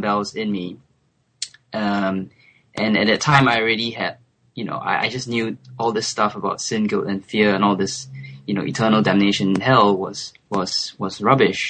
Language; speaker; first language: English; native; English